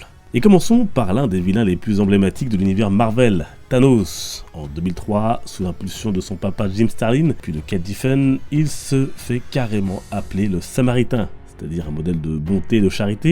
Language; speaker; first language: French; native; French